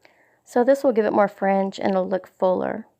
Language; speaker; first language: English; native; English